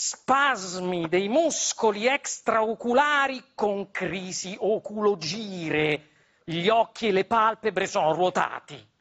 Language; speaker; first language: Italian; native; Italian